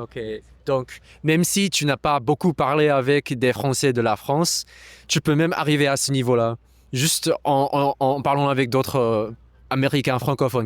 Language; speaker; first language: French; non-native, fluent; English